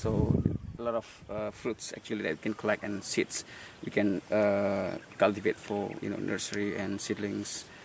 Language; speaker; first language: English; non-native, fluent; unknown